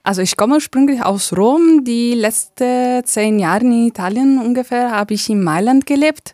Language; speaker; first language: German; non-native, fluent; Italian